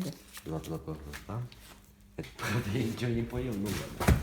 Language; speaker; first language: Russian; native; Russian